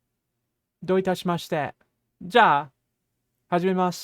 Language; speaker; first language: Japanese; non-native, fluent; English